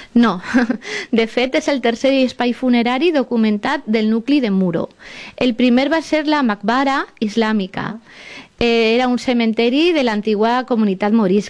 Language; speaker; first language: Catalan; native; Catalan